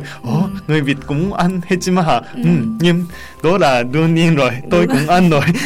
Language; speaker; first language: Vietnamese; non-native, learner; Japanese